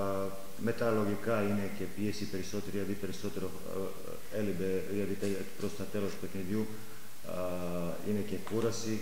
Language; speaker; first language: Greek; non-native, fluent; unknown